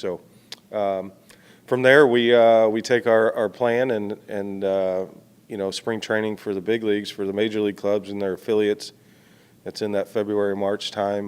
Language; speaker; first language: English; native; English